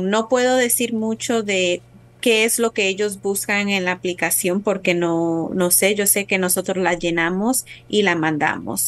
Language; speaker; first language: Spanish; early bilingual, heritage; Spanish